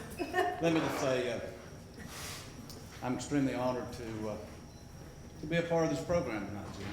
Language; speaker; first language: English; native; English